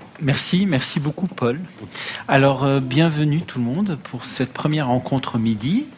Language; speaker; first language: French; early bilingual, other home language; Arabic